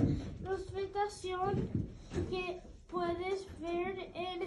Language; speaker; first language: Spanish; non-native, learner; English